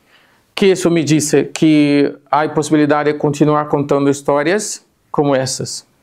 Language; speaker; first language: Spanish; non-native, fluent; Portuguese